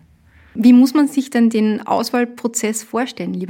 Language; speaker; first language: German; native; German